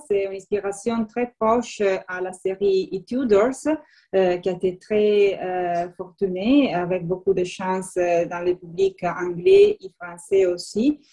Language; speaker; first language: French; non-native, learner; Italian